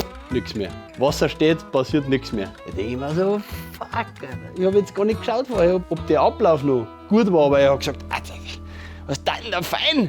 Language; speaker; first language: German; native; German